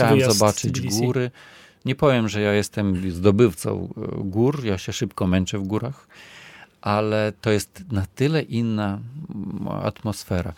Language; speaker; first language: Polish; non-native, fluent; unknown